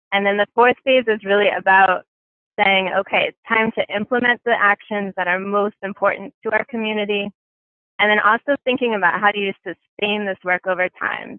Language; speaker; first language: English; native; English